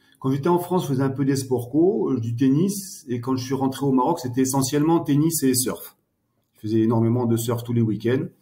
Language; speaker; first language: French; early bilingual, heritage; French